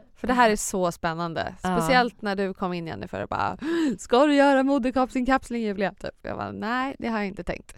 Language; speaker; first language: Swedish; native; Swedish